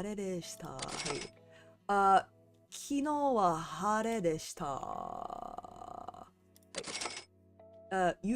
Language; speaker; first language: Japanese; non-native, learner; English